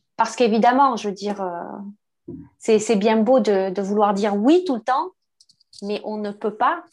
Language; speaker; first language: French; native; French